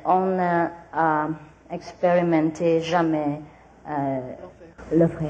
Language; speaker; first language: French; non-native, learner; Vietnamese